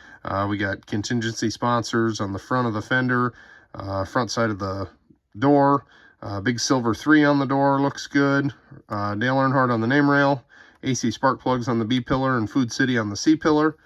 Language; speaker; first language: English; native; English